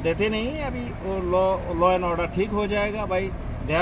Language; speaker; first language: Hindi; non-native, learner; Bangla